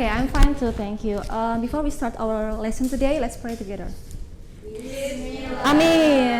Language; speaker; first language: English; non-native, learner; Indonesian